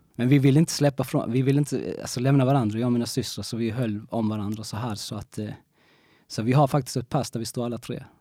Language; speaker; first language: Swedish; early bilingual, other home language; Spanish